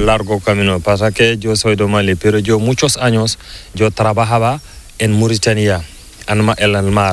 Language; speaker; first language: Spanish; non-native, learner; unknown